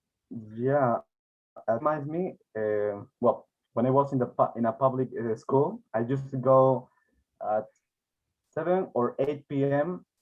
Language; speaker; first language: English; non-native, learner; Spanish